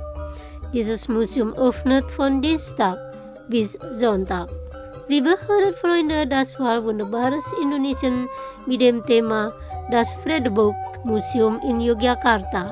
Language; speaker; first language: German; non-native, fluent; Indonesian